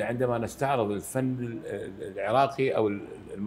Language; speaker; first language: Arabic; native; Arabic